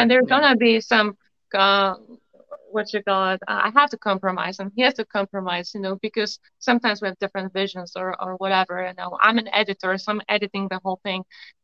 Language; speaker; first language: English; non-native, fluent; Polish